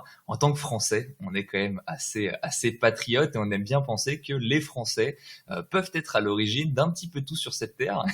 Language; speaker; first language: French; native; French